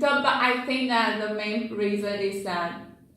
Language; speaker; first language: English; non-native, learner; Chinese